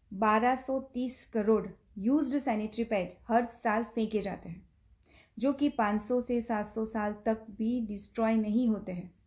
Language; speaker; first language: Hindi; non-native, local second language; Gujarati